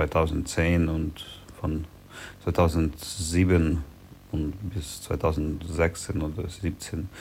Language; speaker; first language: German; non-native, learner; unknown